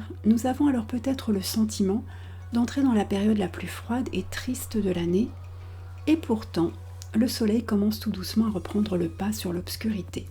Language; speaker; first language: French; native; French